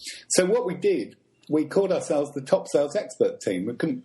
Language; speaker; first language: English; native; English